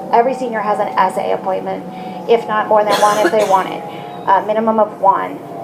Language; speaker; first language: English; native; English